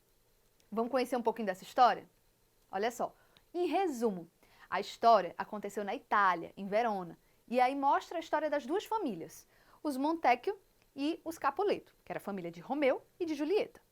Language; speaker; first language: Portuguese; native; Portuguese